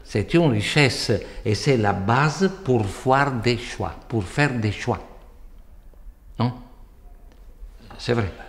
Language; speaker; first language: French; non-native, fluent; Italian